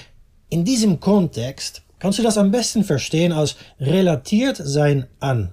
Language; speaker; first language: German; non-native, fluent; Dutch